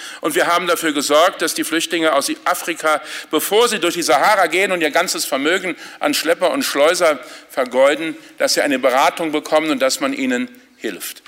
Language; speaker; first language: German; native; German